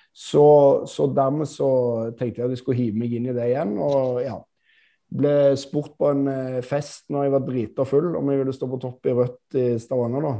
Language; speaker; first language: Norwegian; native; Norwegian